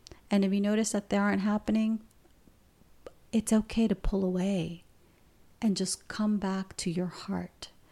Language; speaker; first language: English; non-native, fluent; Spanish